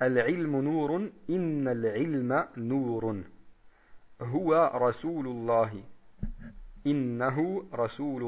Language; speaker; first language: Arabic; non-native, fluent; German